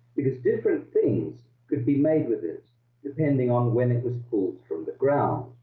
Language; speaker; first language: English; early bilingual, other home language; Dutch